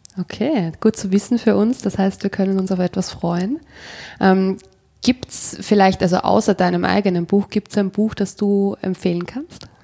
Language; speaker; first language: German; native; German